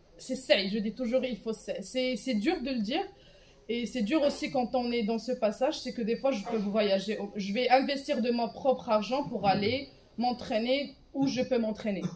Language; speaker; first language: French; non-native, local second language; Arabic